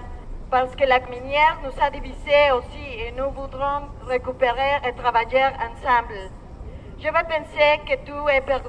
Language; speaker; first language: French; non-native, learner; Spanish